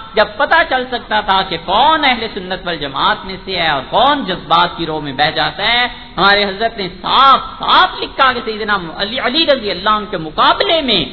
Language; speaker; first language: Urdu; native; Urdu